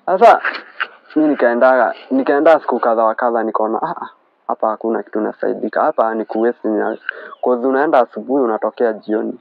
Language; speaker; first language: Swahili; native; Swahili